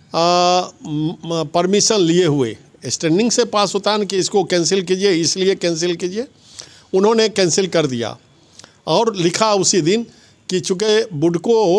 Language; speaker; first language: Hindi; native; Hindi